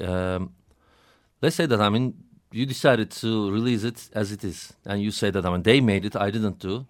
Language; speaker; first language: English; non-native, fluent; Turkish